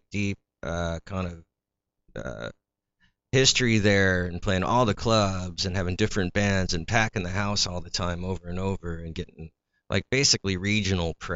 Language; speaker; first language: English; native; English